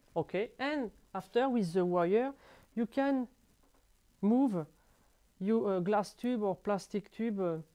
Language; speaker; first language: English; non-native, learner; French